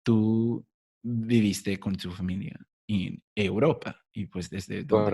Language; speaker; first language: Spanish; non-native, fluent; English